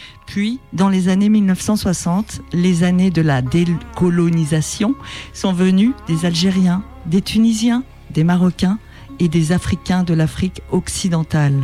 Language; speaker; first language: French; native; French